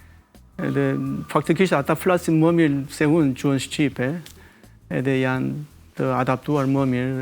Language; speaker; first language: Albanian; non-native, learner; Korean